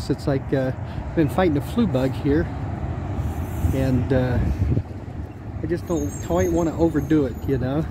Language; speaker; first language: English; native; English